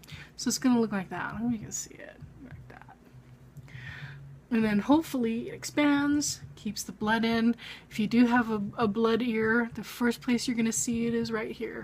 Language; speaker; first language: English; native; English